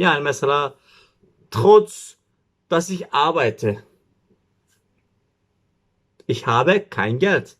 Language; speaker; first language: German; non-native, learner; Turkish